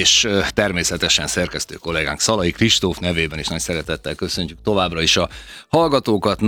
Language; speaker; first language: Hungarian; native; Hungarian